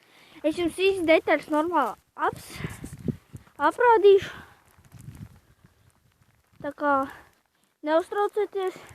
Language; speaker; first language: Latvian; non-native, local second language; Russian